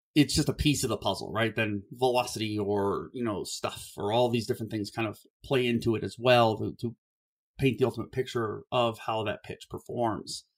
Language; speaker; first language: English; native; English